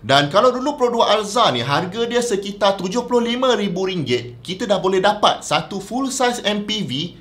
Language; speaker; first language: Malay; native; Malay